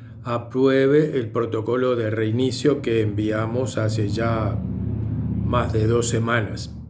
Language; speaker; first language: Spanish; native; Spanish